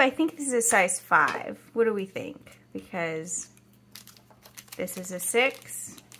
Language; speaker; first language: English; native; English